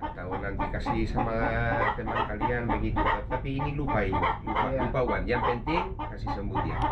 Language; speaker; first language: Indonesian; non-native, fluent; Spanish